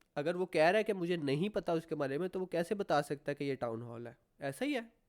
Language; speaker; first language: Urdu; native; Urdu